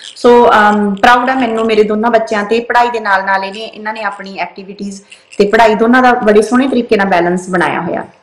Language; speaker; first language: Punjabi; native; Punjabi